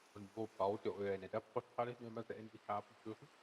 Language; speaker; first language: German; native; German